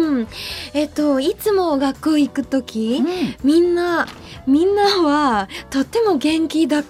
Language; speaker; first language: Japanese; non-native, learner; English